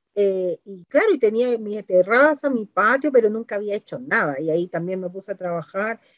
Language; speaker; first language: Spanish; native; Spanish